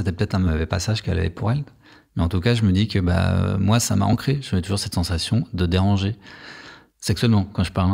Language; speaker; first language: French; native; French